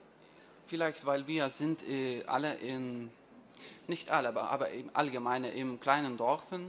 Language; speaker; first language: German; non-native, learner; Lithuanian